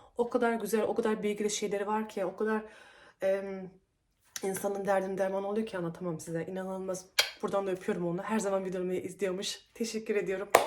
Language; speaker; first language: Turkish; early bilingual, heritage; Turkish